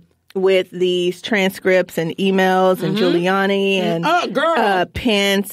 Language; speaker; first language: English; native; English